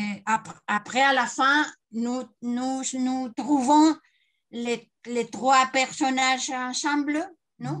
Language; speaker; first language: French; non-native, learner; Spanish